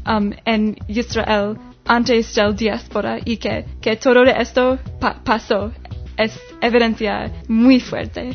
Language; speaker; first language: Spanish; non-native, learner; English